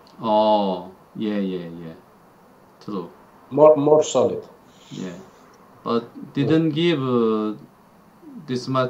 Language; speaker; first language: English; non-native, learner; Korean